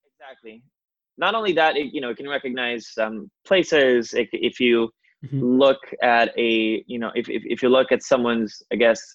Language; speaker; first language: English; non-native, fluent; Portuguese